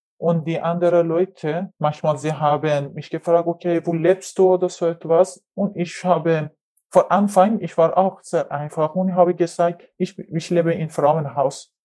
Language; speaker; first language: German; non-native, learner; Persian